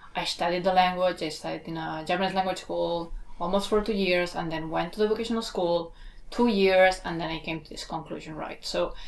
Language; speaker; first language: English; non-native, fluent; Spanish